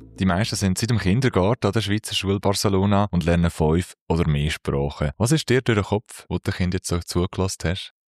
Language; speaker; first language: German; native; German